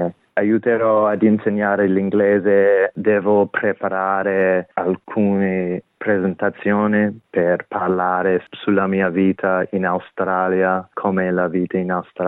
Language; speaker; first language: Italian; non-native, fluent; English